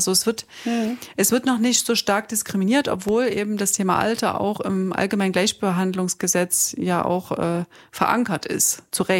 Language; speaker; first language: German; native; German